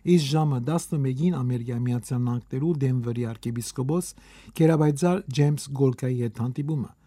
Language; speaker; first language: Armenian; native; Armenian